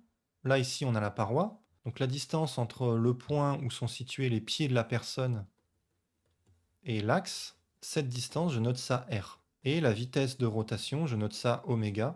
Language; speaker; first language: French; native; French